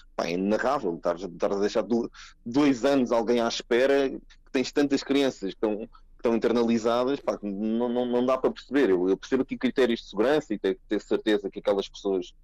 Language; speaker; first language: Portuguese; native; Portuguese